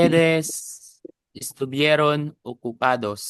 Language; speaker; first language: Spanish; non-native, learner; Filipino